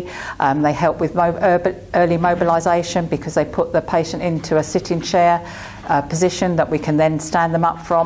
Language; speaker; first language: English; native; English